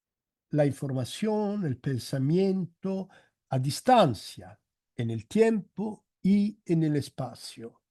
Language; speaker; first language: Spanish; non-native, fluent; Italian